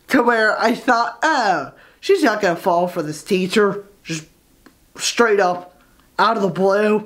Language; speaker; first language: English; native; English